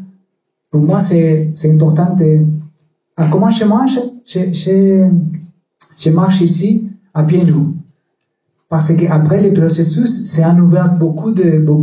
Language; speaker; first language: French; non-native, learner; Spanish